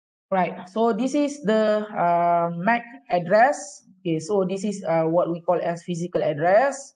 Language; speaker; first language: English; non-native, local second language; Malay